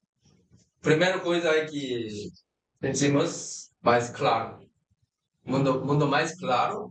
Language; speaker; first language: Portuguese; non-native, fluent; Korean